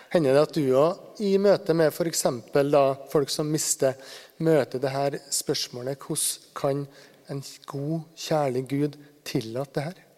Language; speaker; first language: Norwegian; native; Norwegian